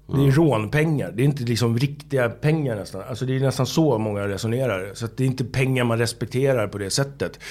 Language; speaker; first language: Swedish; native; Swedish